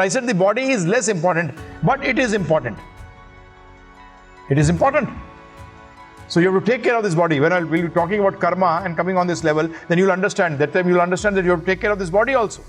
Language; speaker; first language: English; non-native, local second language; Hindi